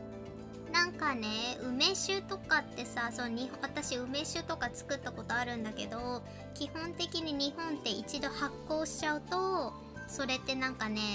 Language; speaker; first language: Japanese; native; Japanese